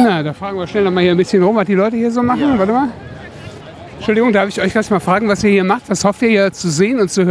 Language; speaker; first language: German; native; German